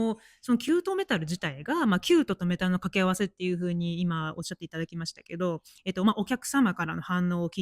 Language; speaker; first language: Japanese; native; Japanese